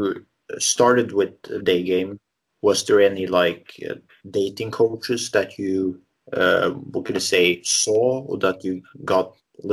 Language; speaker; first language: English; non-native, fluent; Norwegian